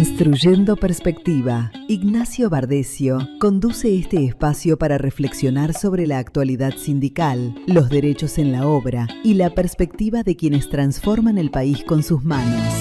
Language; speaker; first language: Spanish; native; Spanish